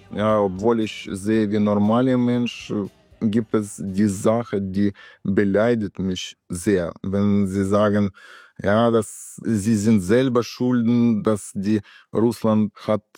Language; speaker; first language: German; non-native, learner; Russian